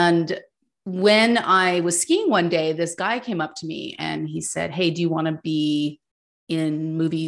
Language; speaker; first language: English; native; English